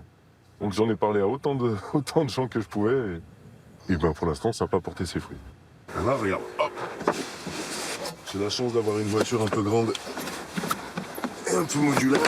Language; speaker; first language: French; native; French